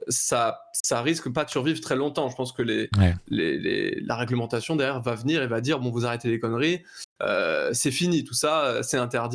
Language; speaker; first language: French; native; French